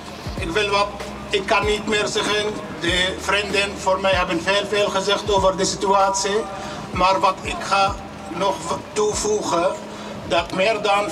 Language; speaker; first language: Dutch; non-native, learner; Arabic